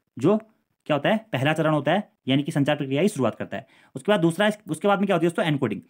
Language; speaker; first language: Hindi; native; Hindi